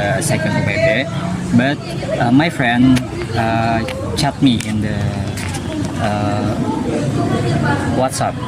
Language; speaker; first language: English; non-native, learner; Indonesian